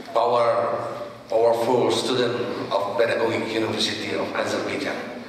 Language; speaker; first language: English; non-native, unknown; Javanese